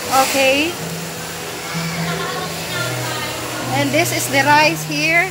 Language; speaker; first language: English; non-native, local second language; Filipino